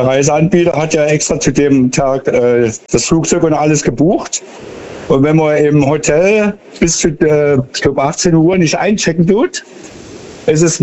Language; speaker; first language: German; native; German